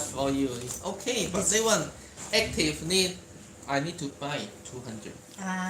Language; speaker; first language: English; non-native, learner; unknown